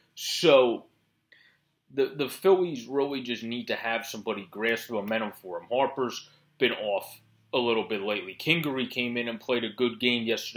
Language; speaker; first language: English; native; English